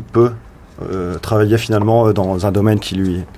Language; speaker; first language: French; native; French